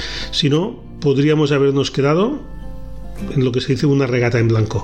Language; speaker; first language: Spanish; native; Spanish